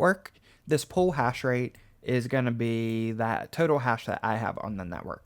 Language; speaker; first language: English; native; English